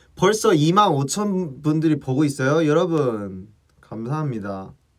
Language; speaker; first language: Korean; early bilingual, heritage; Korean